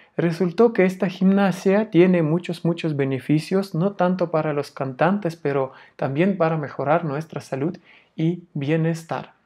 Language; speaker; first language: Spanish; non-native, fluent; Russian